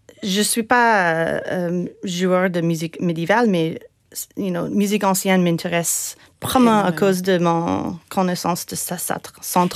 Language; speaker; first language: French; non-native, fluent; English